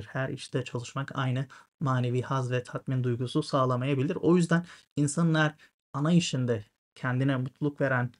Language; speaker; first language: Turkish; native; Turkish